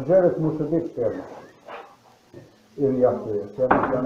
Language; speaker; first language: Polish; non-native, learner; Slovenian